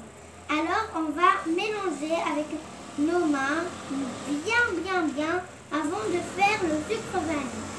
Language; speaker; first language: French; non-native, local second language; Arabic